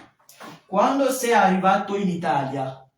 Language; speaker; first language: Italian; non-native, fluent; French